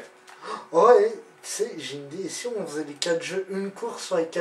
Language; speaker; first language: French; native; French